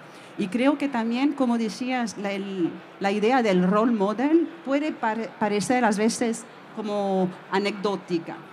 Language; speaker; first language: Spanish; non-native, fluent; French